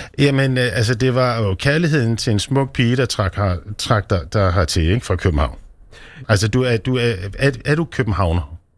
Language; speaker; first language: Danish; native; Danish